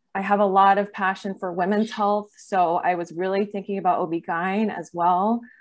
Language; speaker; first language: English; native; English